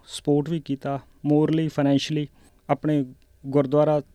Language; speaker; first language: Punjabi; native; Punjabi